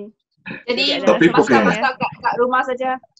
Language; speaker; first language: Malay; non-native, local second language; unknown